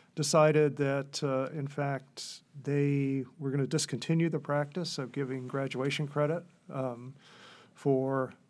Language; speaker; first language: English; native; English